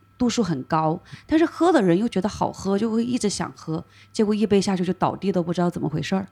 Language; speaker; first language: Chinese; native; Chinese